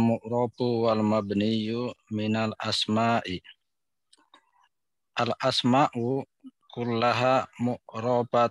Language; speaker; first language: Arabic; non-native, learner; Indonesian